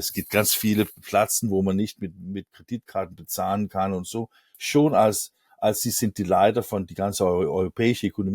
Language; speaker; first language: German; non-native, learner; Danish